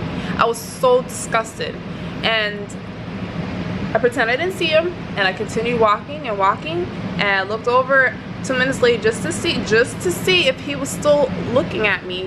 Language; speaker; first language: English; native; English